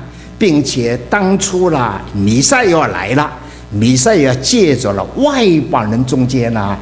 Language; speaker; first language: Chinese; native; Chinese